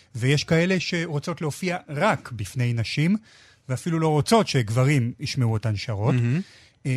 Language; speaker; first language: Hebrew; native; Hebrew